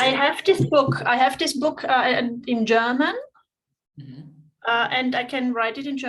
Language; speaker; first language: English; non-native, fluent; German